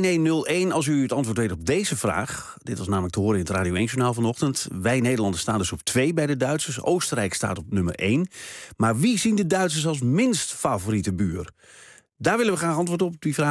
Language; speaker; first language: Dutch; native; Dutch